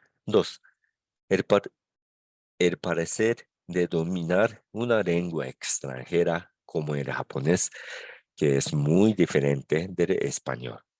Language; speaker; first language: Spanish; non-native, fluent; Japanese